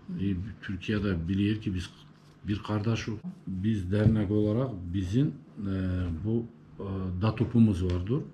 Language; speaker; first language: Turkish; early bilingual, heritage; Turkish